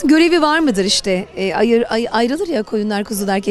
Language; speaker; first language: Turkish; native; Turkish